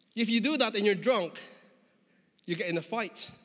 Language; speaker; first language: English; non-native, local second language; Filipino